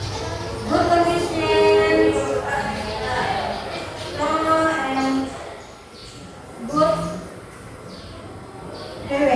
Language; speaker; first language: English; non-native, learner; Indonesian